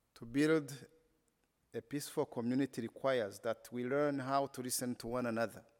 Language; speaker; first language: English; non-native, local second language; Kinyarwanda